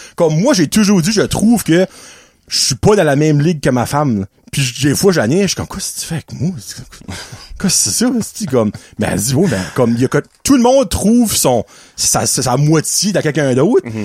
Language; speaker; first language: French; native; French